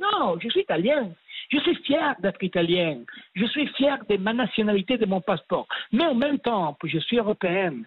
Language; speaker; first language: French; non-native, fluent; Italian